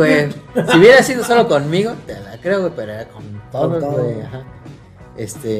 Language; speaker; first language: Spanish; native; Spanish